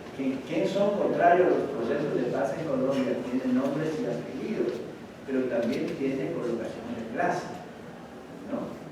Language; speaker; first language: Spanish; non-native, fluent; Italian